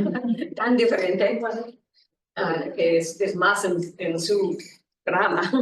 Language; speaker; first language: Spanish; non-native, learner; English